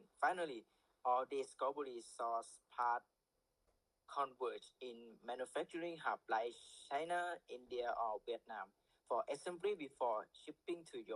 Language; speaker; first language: English; non-native, learner; Thai